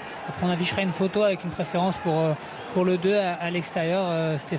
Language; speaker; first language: French; native; French